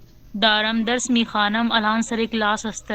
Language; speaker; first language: Persian; non-native, learner; Urdu